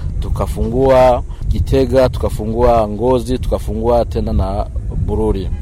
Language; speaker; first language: Swahili; non-native, local second language; Rundi